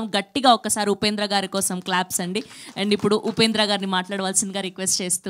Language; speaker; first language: Telugu; native; Telugu